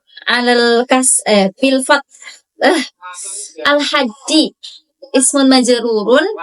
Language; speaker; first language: Arabic; non-native, learner; Indonesian